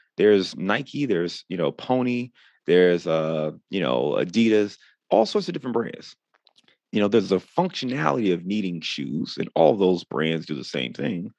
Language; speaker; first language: English; native; English